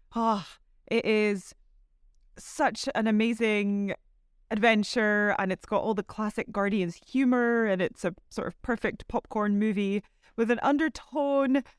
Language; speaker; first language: English; native; English